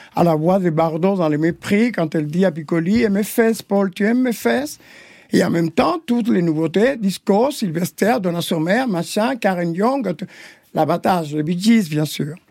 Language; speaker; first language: French; non-native, fluent; Spanish